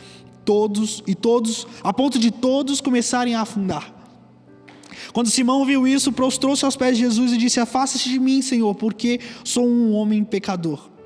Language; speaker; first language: Portuguese; native; Portuguese